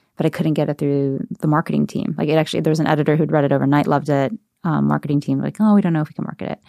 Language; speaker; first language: English; native; English